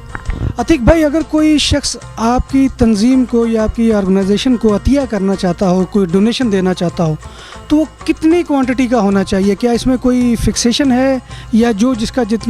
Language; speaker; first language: Urdu; native; Urdu